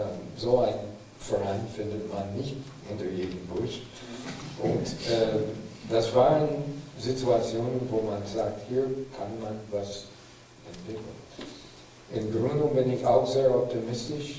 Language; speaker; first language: German; non-native, fluent; English